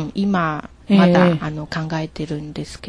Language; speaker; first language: Japanese; non-native, learner; Chinese